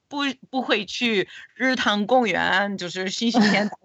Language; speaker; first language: Chinese; non-native, fluent; English